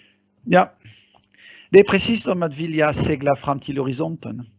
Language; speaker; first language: Swedish; non-native, fluent; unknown